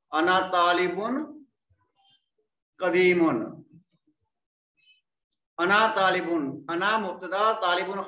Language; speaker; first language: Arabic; non-native, fluent; Malay